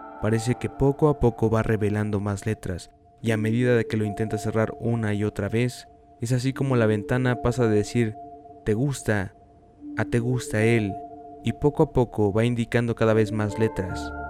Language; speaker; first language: Spanish; native; Spanish